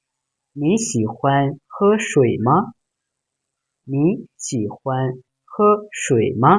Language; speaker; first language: Chinese; non-native, fluent; Lao